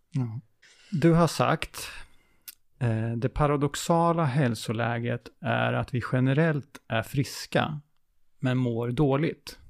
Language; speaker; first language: Swedish; native; Swedish